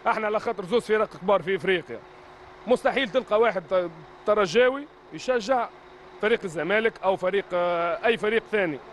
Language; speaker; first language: Arabic; native; Arabic